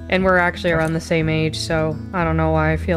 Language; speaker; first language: English; native; English